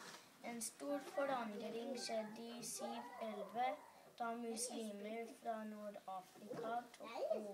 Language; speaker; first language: Norwegian; early bilingual, other home language; English